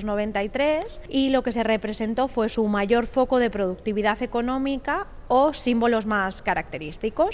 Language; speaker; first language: Spanish; native; Spanish